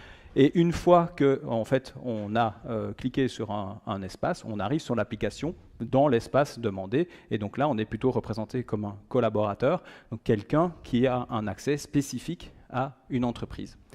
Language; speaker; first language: French; native; French